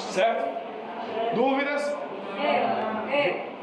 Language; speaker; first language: Portuguese; native; Portuguese